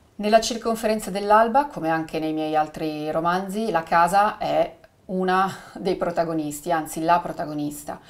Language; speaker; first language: Italian; native; Italian